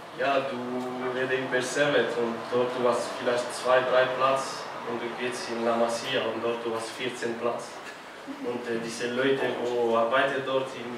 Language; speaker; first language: German; non-native, local second language; French